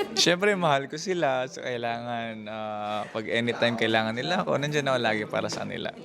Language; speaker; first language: Filipino; non-native, local second language; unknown